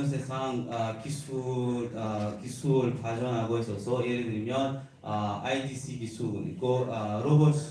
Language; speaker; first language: Korean; non-native, learner; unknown